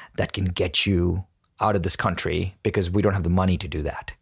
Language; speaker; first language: English; non-native, local second language; Tamil